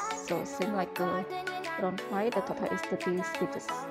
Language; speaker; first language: English; non-native, learner; Indonesian